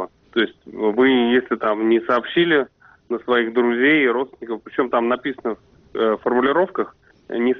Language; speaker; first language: Russian; native; Russian